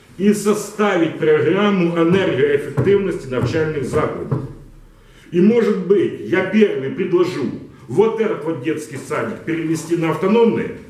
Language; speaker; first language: Russian; non-native, local second language; Ukrainian